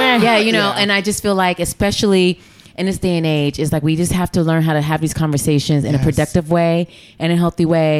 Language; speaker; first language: English; native; English